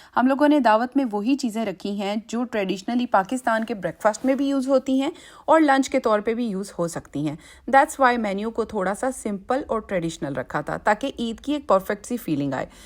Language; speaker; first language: Urdu; native; Urdu